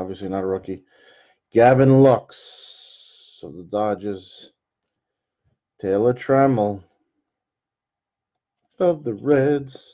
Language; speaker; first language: English; native; English